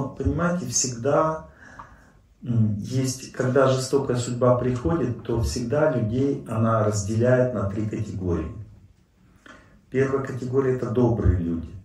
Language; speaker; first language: Russian; native; Russian